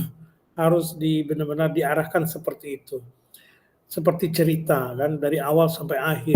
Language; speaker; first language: Indonesian; native; Indonesian